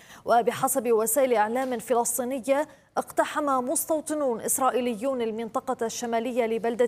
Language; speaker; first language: Arabic; native; Arabic